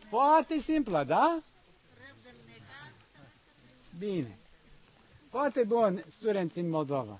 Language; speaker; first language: Romanian; non-native, learner; English